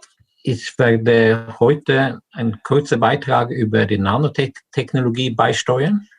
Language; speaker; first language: German; non-native, fluent; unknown